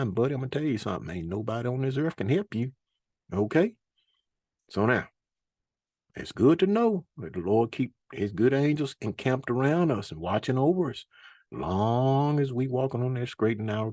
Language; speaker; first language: English; native; English